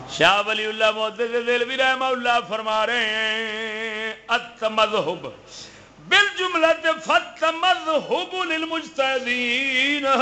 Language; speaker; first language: Urdu; non-native, local second language; Punjabi